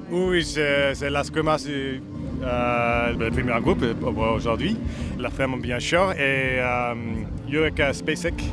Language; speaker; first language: French; non-native, learner; English